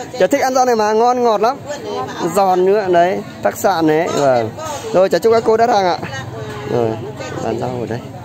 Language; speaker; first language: Vietnamese; native; Vietnamese